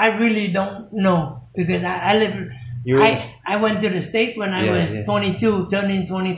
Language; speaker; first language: English; non-native, fluent; Vietnamese